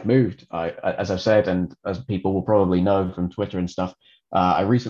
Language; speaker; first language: English; native; English